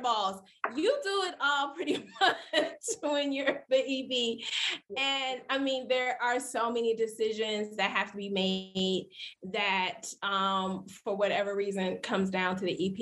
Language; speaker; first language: English; native; English